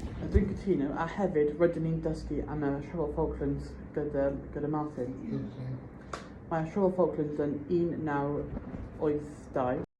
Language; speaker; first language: Welsh; non-native, local second language; English